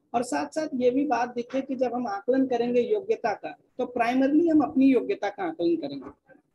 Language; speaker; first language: Hindi; native; Hindi